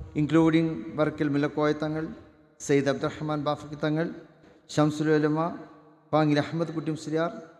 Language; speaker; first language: English; non-native, local second language; Malayalam